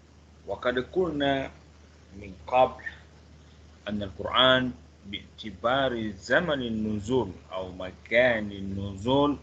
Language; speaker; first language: Arabic; non-native, fluent; Malay